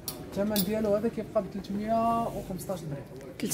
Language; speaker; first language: Arabic; native; Arabic